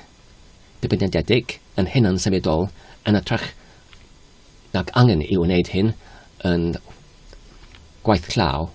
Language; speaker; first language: Welsh; non-native, learner; English